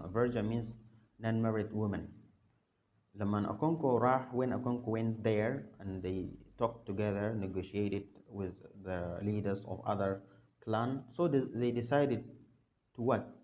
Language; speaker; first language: English; non-native, fluent; Arabic